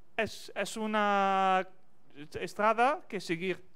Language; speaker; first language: Spanish; non-native, fluent; Italian